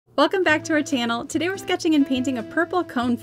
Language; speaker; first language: English; native; English